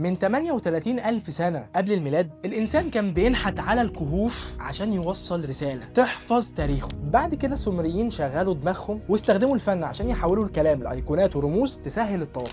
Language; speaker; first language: Arabic; native; Arabic